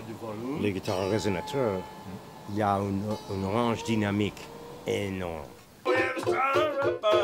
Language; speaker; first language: French; non-native, learner; English